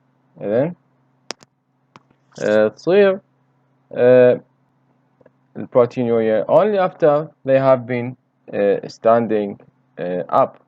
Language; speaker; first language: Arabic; native; Arabic